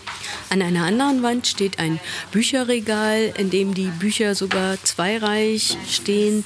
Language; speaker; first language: German; native; German